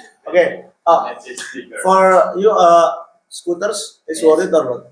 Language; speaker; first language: English; non-native, learner; Indonesian